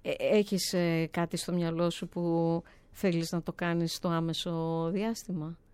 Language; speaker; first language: Greek; native; Greek